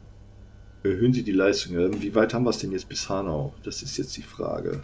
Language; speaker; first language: German; native; German